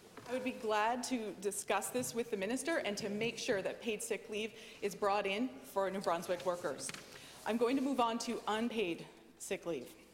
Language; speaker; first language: English; native; English